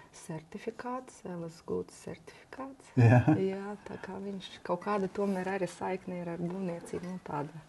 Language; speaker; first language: Latvian; non-native, local second language; Russian